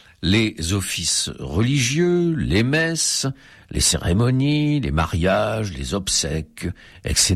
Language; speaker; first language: French; native; French